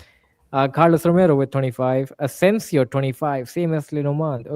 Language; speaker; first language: English; non-native, fluent; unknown